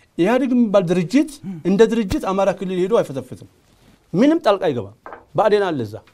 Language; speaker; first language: Amharic; native; Amharic